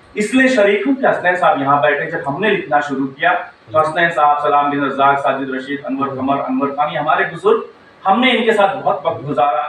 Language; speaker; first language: Urdu; non-native, local second language; Konkani